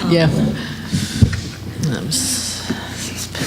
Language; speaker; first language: English; native; English